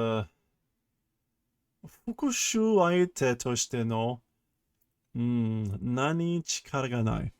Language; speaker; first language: Japanese; non-native, learner; English